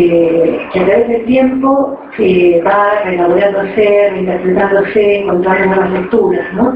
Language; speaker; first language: Spanish; native; Spanish